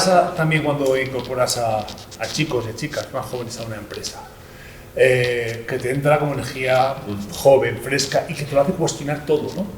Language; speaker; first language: Spanish; native; Spanish